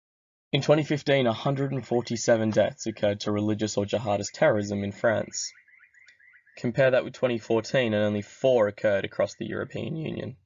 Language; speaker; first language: English; native; English